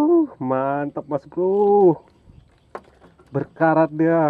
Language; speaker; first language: Indonesian; native; Indonesian